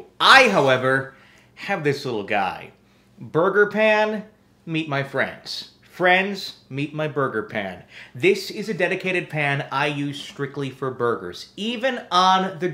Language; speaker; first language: English; native; English